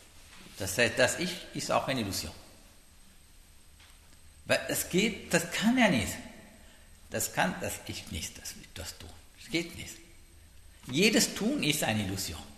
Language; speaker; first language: German; non-native, learner; Sinhala